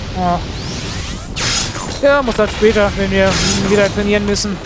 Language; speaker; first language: German; native; German